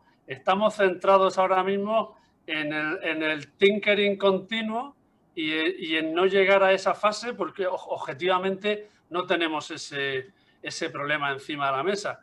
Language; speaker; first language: Spanish; native; Spanish